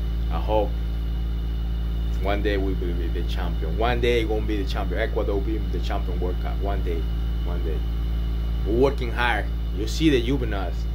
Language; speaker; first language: English; non-native, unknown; Spanish